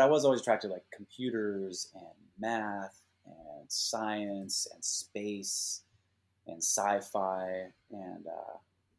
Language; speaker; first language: English; native; English